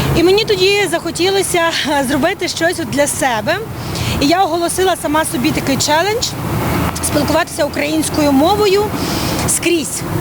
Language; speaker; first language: Ukrainian; non-native, local second language; Russian